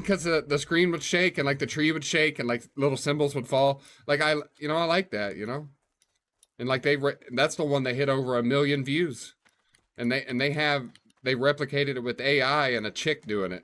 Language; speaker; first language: English; native; English